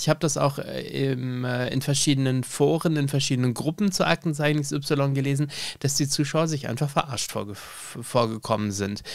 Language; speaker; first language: German; native; German